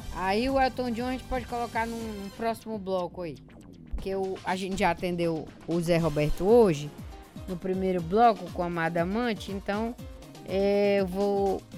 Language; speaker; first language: Portuguese; native; Portuguese